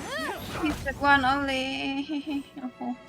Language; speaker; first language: English; non-native, learner; Vietnamese